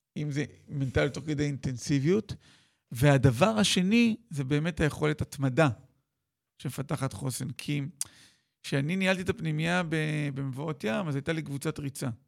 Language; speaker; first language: Hebrew; native; Hebrew